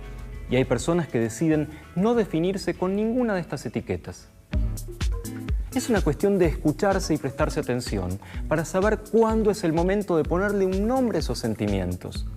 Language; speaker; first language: Spanish; native; Spanish